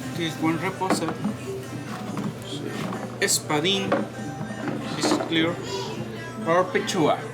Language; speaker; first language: English; non-native, learner; Spanish